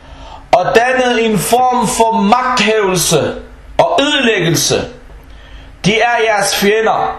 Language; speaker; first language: Danish; early bilingual, other home language; Arabic